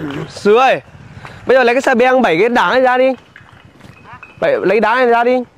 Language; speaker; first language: Vietnamese; native; Vietnamese